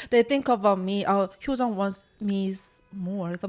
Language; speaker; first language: English; non-native, learner; Korean